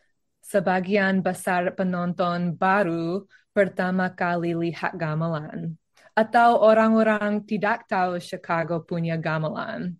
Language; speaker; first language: Indonesian; non-native, learner; English